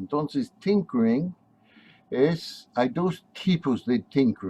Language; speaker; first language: Spanish; non-native, fluent; English